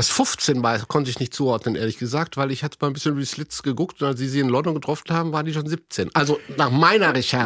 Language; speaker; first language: German; native; German